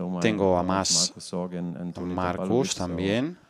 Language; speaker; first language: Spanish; non-native, learner; German